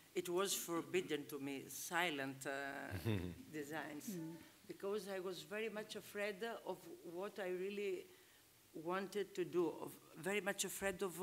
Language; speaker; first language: English; non-native, fluent; Greek